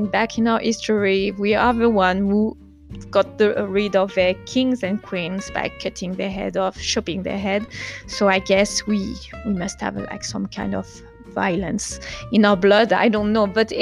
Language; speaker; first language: English; non-native, fluent; French